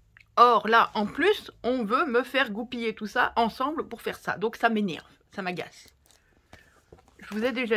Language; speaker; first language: French; native; French